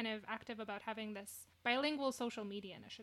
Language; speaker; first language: English; non-native, fluent; Romanian